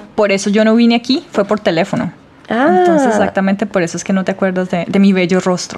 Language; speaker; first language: Spanish; native; Spanish